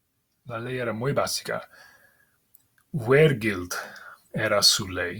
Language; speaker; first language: Spanish; non-native, fluent; English